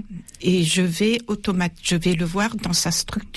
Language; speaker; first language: French; native; French